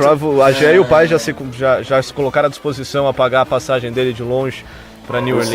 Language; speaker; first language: Portuguese; native; Portuguese